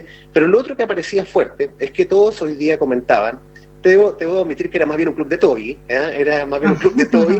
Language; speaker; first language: Spanish; native; Spanish